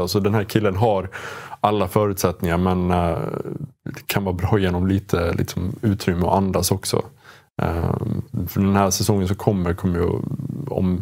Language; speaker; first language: Swedish; native; Swedish